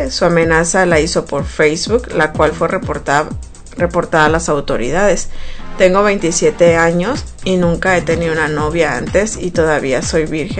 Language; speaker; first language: Spanish; native; Spanish